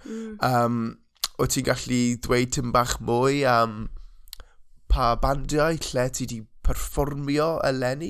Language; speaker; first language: Welsh; non-native, local second language; English